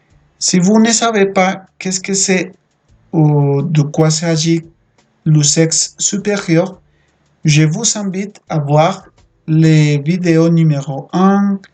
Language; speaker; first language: French; non-native, fluent; Spanish